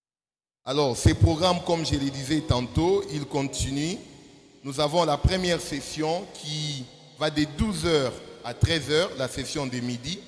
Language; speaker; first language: French; non-native, local second language; Lingala